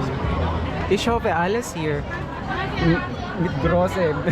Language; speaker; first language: German; non-native, learner; Filipino